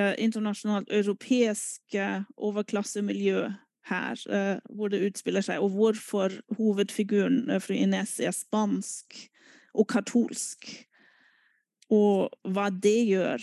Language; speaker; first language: Norwegian; non-native, fluent; German